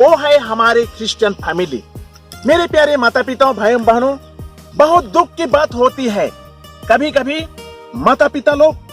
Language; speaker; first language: Hindi; non-native, local second language; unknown